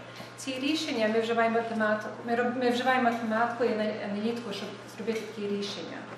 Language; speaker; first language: Ukrainian; early bilingual, heritage; Ukrainian